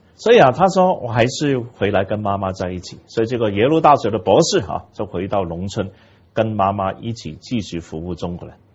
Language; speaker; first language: Chinese; non-native, local second language; Cantonese